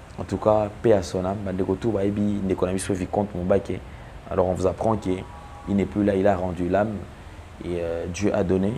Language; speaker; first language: French; non-native, local second language; Lingala